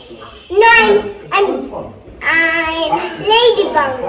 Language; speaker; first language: German; early bilingual, other home language; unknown